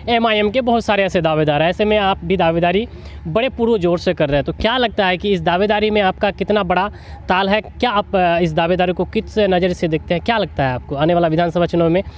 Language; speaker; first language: Hindi; native; Hindi